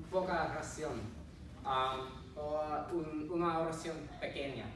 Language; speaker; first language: Spanish; non-native, learner; English